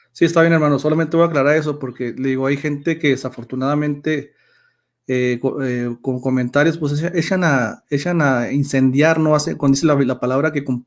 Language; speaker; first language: Spanish; native; Spanish